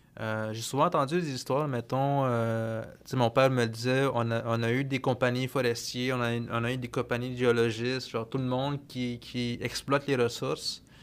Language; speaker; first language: French; non-native, local second language; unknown